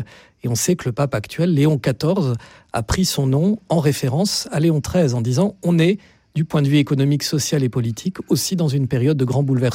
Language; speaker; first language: French; native; French